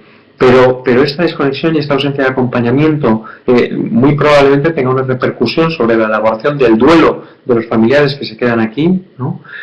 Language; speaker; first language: Spanish; native; Spanish